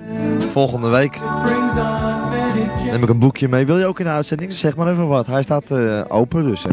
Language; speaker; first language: Dutch; native; Dutch